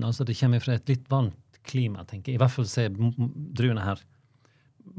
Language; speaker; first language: Norwegian; native; Norwegian